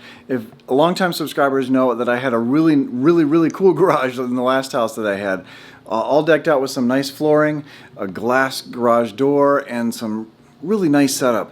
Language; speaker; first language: English; native; English